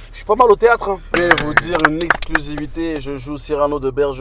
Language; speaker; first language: French; native; French